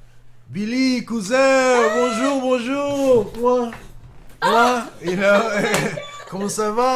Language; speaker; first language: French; non-native, learner; English